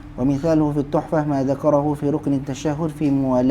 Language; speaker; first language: Arabic; non-native, fluent; Malay